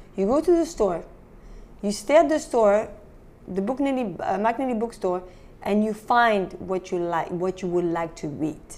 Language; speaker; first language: English; non-native, fluent; French